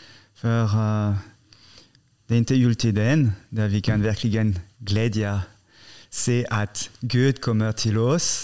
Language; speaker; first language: Swedish; non-native, fluent; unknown